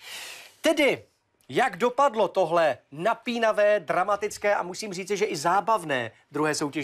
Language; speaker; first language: Czech; native; Czech